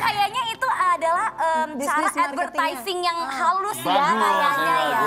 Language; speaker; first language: Indonesian; native; Indonesian